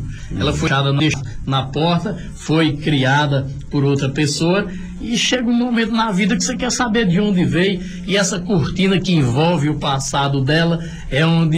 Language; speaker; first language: Portuguese; native; Portuguese